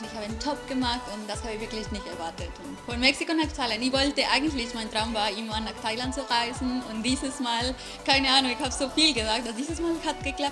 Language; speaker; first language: German; non-native, fluent; Spanish